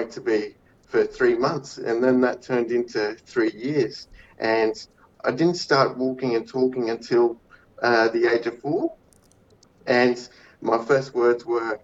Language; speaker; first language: English; native; English